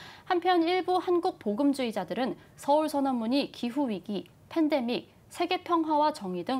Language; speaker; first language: Korean; native; Korean